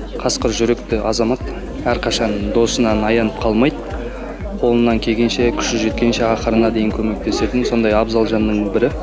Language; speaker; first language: Kazakh; native; Kazakh